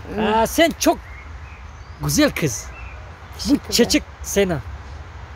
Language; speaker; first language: Turkish; non-native, learner; Tajik